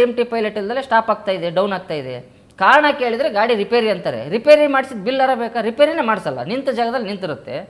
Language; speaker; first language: Kannada; native; Kannada